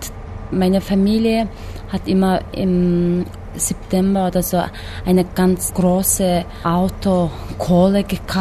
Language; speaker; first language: German; non-native, fluent; Mongolian